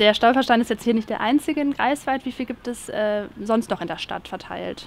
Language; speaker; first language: German; native; German